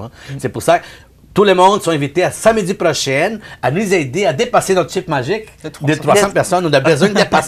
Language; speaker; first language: French; non-native, fluent; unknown